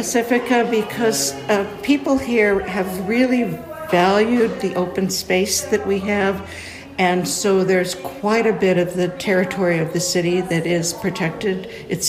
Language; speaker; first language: English; native; English